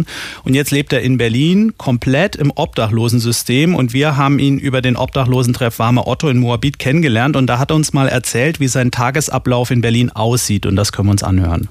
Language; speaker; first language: German; native; German